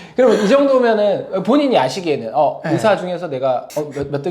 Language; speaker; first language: Korean; native; Korean